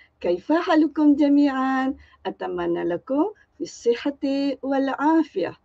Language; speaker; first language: Arabic; non-native, fluent; Malay